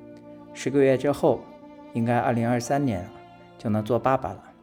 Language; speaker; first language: Chinese; native; Chinese